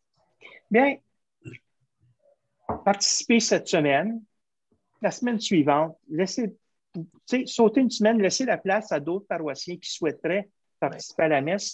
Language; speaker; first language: French; native; French